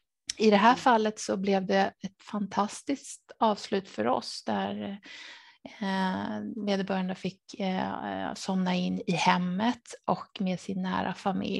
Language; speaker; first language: Swedish; native; Swedish